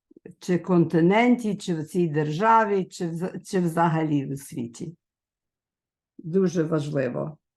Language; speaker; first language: Ukrainian; early bilingual, heritage; Ukrainian